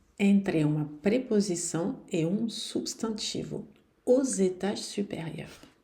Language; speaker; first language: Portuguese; non-native, fluent; French